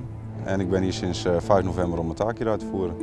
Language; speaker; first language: Dutch; native; Dutch